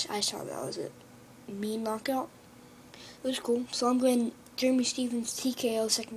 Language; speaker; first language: English; native; English